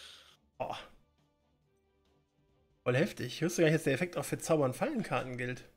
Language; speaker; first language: German; native; German